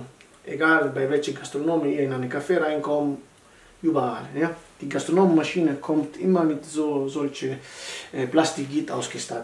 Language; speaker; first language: German; non-native, learner; Italian